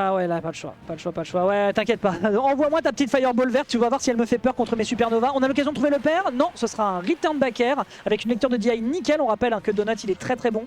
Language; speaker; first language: French; native; French